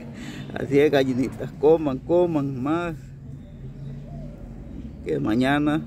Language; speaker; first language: Spanish; native; Spanish